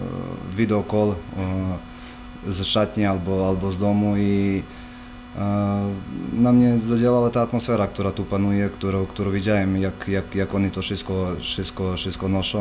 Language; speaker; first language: Polish; non-native, fluent; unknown